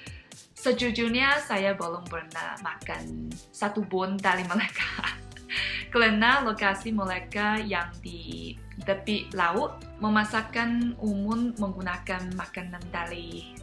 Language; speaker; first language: Indonesian; non-native, fluent; Chinese